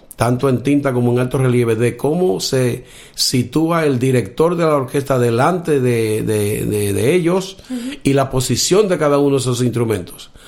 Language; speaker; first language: Spanish; native; Spanish